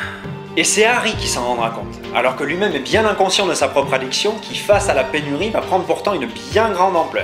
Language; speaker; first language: French; native; French